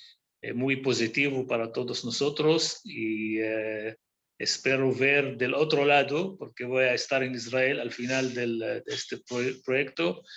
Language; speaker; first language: Spanish; non-native, fluent; Hebrew